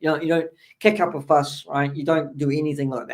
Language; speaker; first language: English; native; English